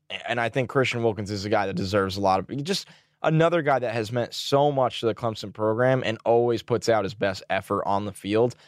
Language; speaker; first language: English; native; English